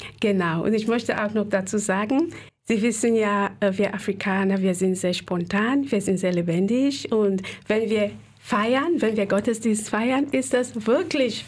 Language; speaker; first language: German; non-native, fluent; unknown